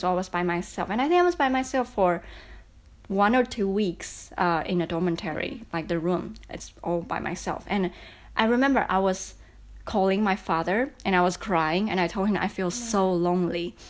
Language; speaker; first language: English; non-native, fluent; Chinese